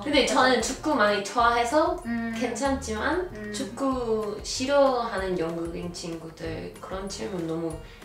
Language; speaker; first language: Korean; non-native, fluent; English